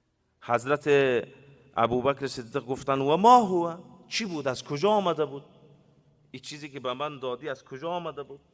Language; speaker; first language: Persian; native; Persian